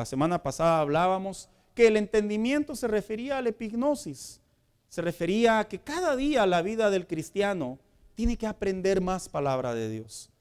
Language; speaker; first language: Spanish; native; Spanish